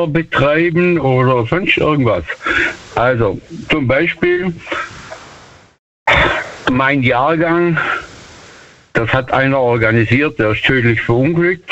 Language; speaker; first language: German; native; German